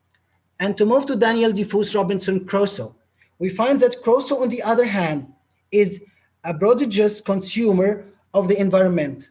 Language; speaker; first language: English; non-native, local second language; Arabic